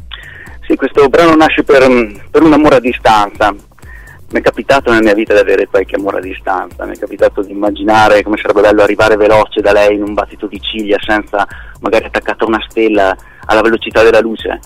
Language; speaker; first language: Italian; native; Italian